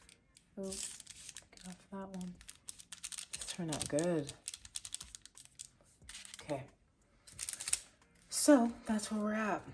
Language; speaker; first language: English; native; English